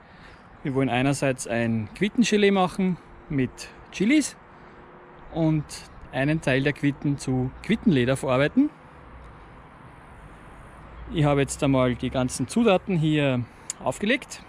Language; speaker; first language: German; native; German